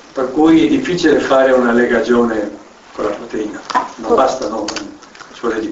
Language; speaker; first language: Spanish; non-native, learner; Italian